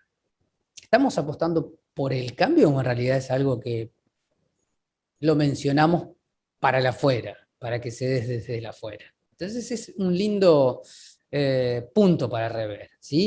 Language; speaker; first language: Spanish; native; Spanish